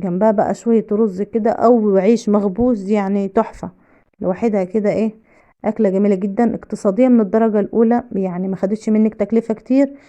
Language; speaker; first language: Arabic; native; Arabic